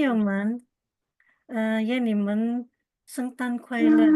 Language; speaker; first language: Chinese; non-native, learner; Indonesian